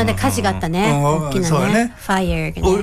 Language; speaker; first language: Japanese; native; Japanese